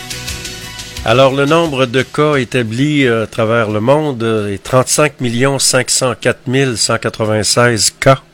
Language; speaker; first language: French; native; French